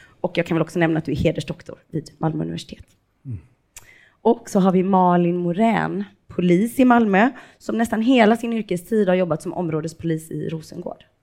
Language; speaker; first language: Swedish; native; Swedish